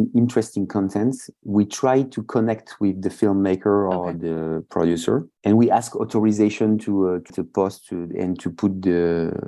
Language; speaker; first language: English; non-native, fluent; French